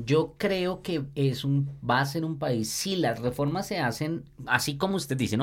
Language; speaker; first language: Spanish; native; Spanish